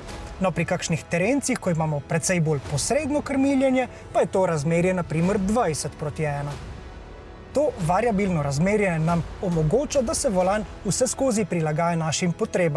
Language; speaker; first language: Slovenian; native; Slovenian